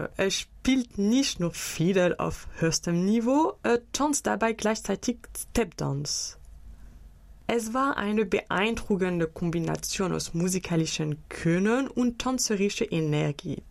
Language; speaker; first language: German; native; German